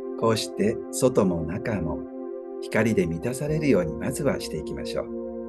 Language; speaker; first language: Japanese; native; Japanese